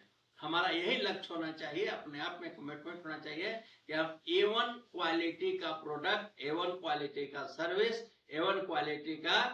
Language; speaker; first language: Hindi; native; Hindi